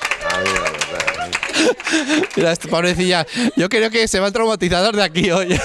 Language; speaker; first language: Spanish; native; Spanish